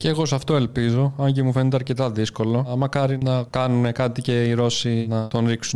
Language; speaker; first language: Greek; native; Greek